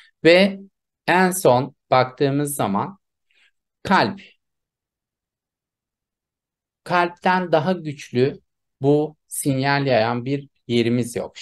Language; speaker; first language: Turkish; native; Turkish